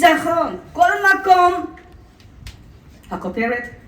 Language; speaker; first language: Hebrew; non-native, fluent; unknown